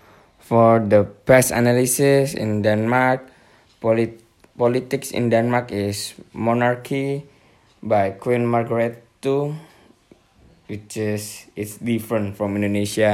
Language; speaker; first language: English; non-native, learner; Indonesian